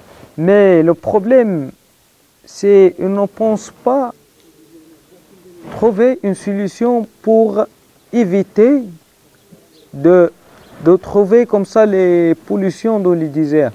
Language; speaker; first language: French; non-native, learner; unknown